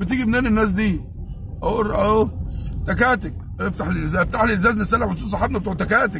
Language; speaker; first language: Arabic; native; Arabic